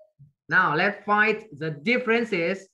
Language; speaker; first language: English; non-native, fluent; Vietnamese